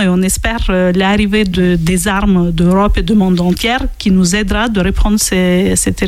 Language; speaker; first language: French; non-native, fluent; Ukrainian